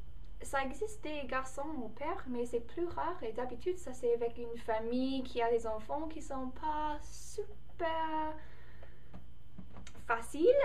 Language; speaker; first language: French; non-native, learner; English